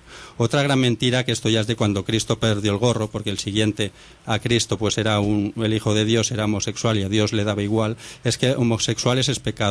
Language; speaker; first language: Spanish; native; Spanish